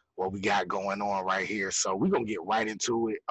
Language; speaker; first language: English; native; English